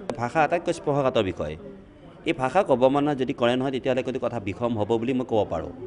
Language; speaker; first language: Assamese; native; Assamese